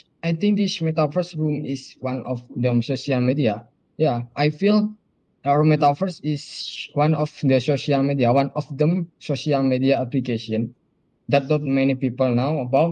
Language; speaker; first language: English; non-native, learner; Indonesian